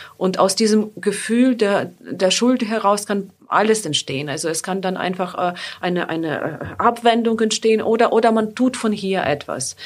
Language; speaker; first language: German; non-native, fluent; Ukrainian